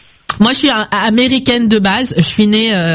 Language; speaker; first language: French; native; French